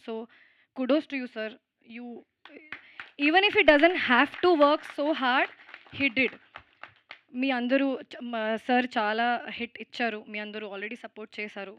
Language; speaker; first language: Telugu; non-native, fluent; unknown